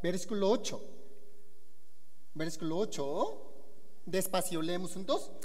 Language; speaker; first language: Spanish; non-native, learner; Korean